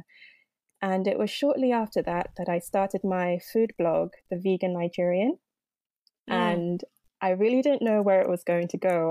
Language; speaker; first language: English; non-native, local second language; Yoruba